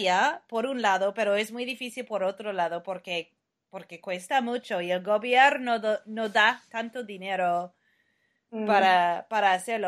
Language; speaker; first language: Spanish; non-native, fluent; English